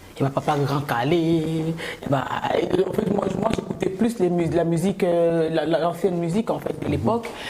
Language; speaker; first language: French; non-native, local second language; Lingala